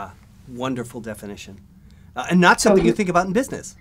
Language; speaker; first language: English; native; English